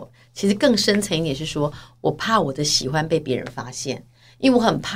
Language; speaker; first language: Chinese; native; Chinese